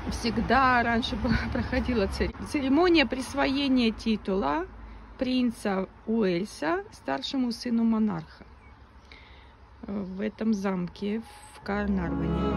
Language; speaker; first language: Russian; native; Russian